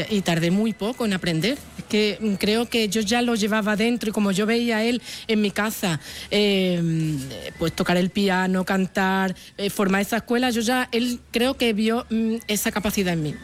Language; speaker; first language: Spanish; native; Spanish